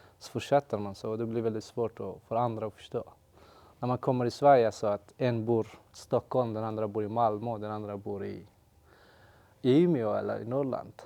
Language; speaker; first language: Swedish; non-native, fluent; Persian